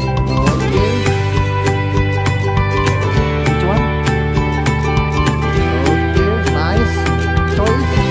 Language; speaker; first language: English; non-native, fluent; Indonesian